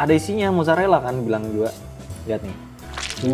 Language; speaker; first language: Indonesian; native; Indonesian